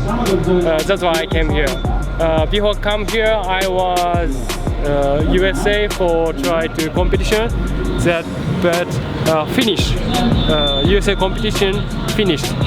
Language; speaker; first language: English; non-native, learner; Japanese